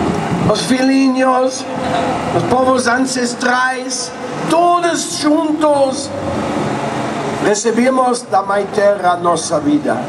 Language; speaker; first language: Portuguese; non-native, fluent; Spanish